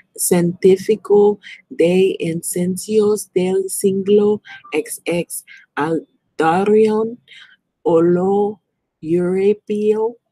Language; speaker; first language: Spanish; non-native, learner; English